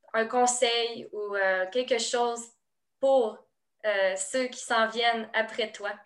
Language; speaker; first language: French; native; French